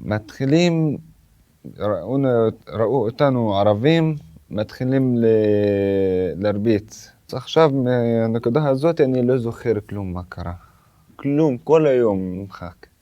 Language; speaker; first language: Hebrew; non-native, local second language; Arabic